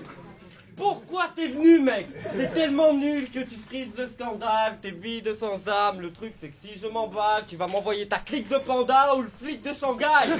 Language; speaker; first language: French; native; French